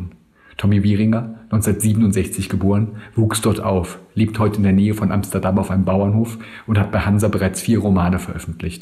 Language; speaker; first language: German; native; German